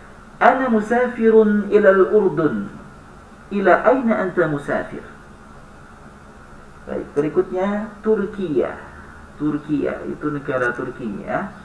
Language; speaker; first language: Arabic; non-native, fluent; Indonesian